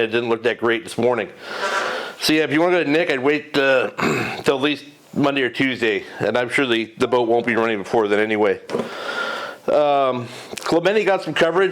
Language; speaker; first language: English; native; English